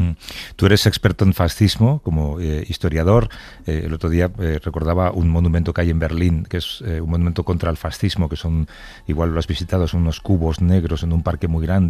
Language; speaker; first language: Spanish; native; Spanish